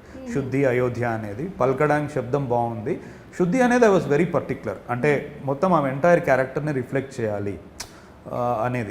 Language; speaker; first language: Telugu; native; Telugu